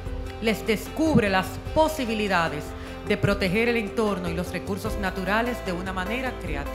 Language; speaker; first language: Spanish; native; Spanish